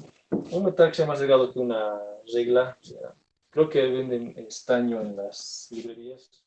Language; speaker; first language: Spanish; native; Spanish